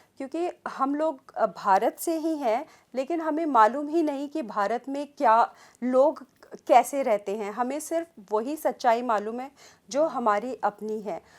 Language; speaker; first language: Hindi; native; Hindi